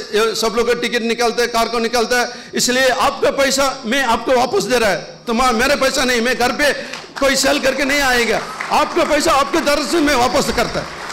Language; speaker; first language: Hindi; non-native, local second language; Urdu